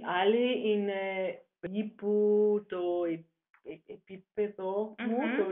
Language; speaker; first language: Greek; non-native, learner; German